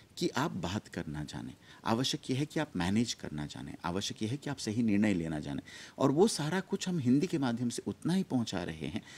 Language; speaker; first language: Hindi; early bilingual, heritage; Hindi